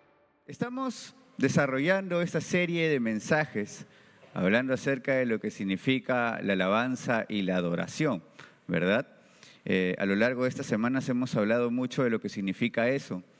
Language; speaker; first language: Spanish; native; Spanish